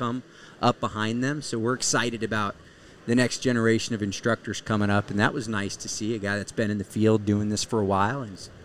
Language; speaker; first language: English; native; English